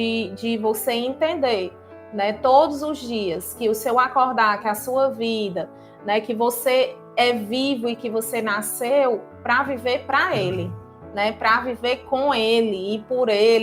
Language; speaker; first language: Portuguese; native; Portuguese